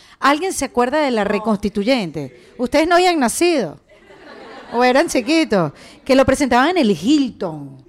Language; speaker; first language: Spanish; native; Spanish